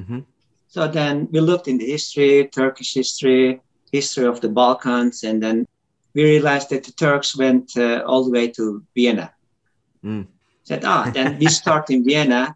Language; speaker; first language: English; non-native, fluent; Turkish